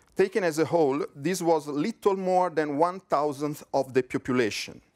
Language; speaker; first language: English; non-native, fluent; Italian